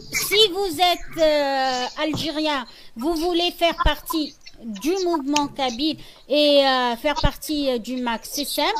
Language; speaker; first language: French; non-native, local second language; Arabic